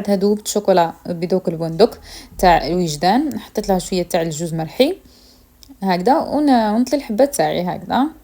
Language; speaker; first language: Arabic; native; Arabic